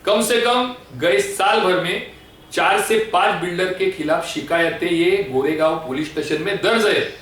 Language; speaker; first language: Hindi; non-native, local second language; Marathi